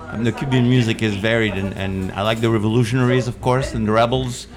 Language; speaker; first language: English; non-native, fluent; Spanish